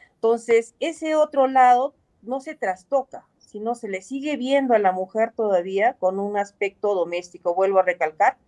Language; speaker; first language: Spanish; native; Spanish